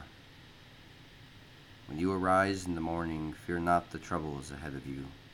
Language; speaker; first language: English; native; English